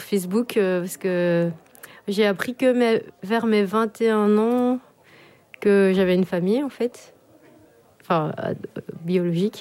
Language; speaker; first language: French; native; French